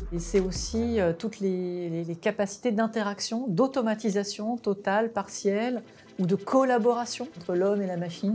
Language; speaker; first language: French; native; French